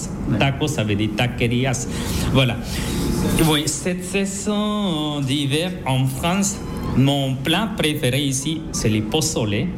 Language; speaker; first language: French; non-native, fluent; Spanish